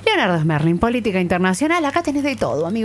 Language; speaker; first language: Spanish; native; Spanish